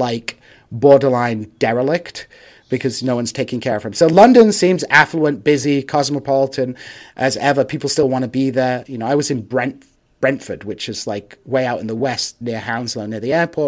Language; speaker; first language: English; native; English